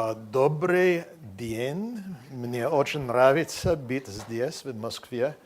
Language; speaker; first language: Russian; non-native, learner; English